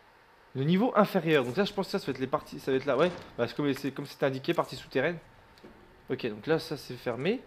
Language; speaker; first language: French; native; French